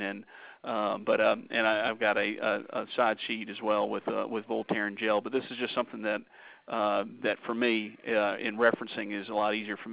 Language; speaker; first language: English; native; English